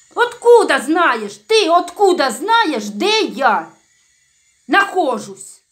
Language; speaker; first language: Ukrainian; native; Ukrainian